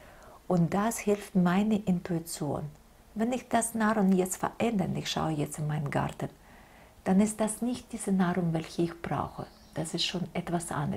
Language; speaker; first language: German; non-native, fluent; Russian